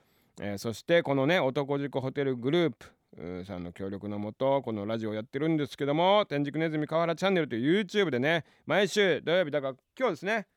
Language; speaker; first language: Japanese; native; Japanese